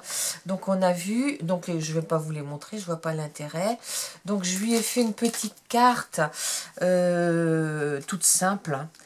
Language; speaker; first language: French; native; French